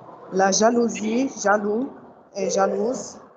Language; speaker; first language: French; non-native, local second language; Arabic